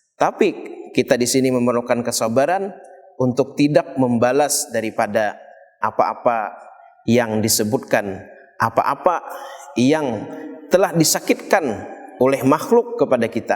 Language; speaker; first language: Indonesian; non-native, local second language; Banjar